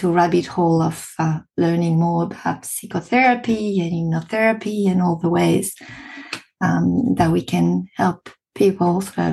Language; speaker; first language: English; non-native, fluent; French